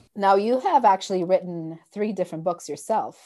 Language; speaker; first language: English; non-native, fluent; Portuguese